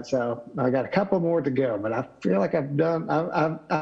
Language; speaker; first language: English; native; English